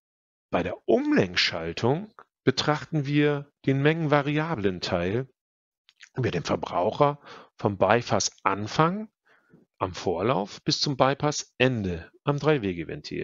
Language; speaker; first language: German; native; German